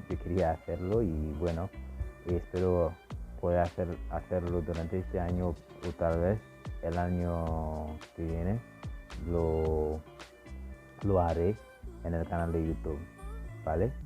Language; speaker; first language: Spanish; non-native, fluent; Haitian Creole